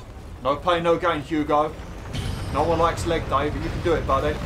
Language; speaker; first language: English; native; English